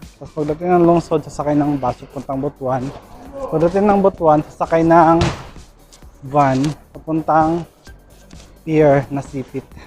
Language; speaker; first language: Filipino; non-native, local second language; Cebuano